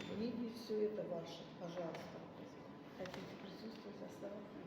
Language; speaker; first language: Russian; non-native, local second language; Azerbaijani